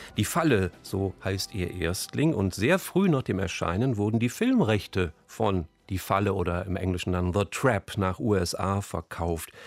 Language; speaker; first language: German; native; German